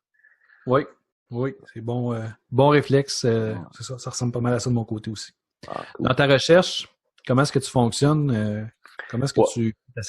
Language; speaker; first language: French; native; French